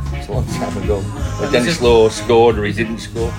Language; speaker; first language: English; native; English